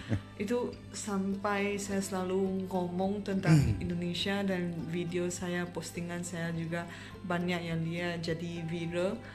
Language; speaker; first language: Indonesian; non-native, fluent; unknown